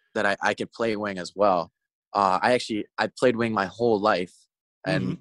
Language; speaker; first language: English; native; English